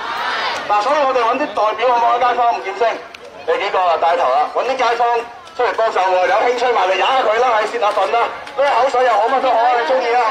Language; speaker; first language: Chinese; native; Chinese